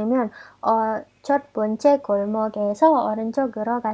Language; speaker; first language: Korean; non-native, fluent; Indonesian